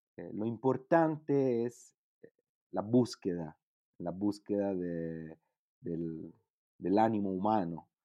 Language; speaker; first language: Spanish; non-native, fluent; Italian